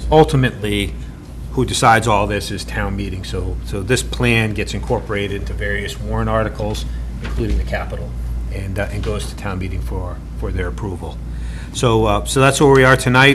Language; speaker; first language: English; native; English